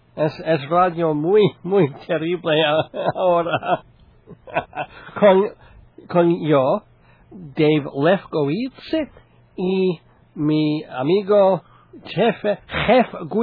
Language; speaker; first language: Spanish; non-native, learner; English